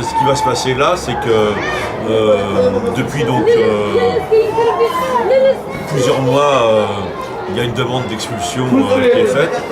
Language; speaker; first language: French; native; French